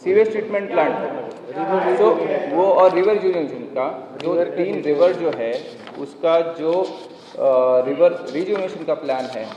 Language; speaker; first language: Hindi; non-native, local second language; Marathi